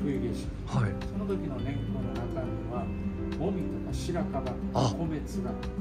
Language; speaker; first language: Japanese; native; Japanese